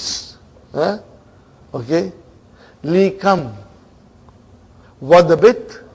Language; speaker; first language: Arabic; non-native, fluent; Bangla